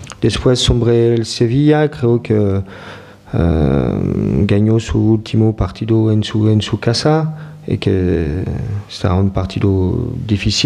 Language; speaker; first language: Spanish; non-native, learner; French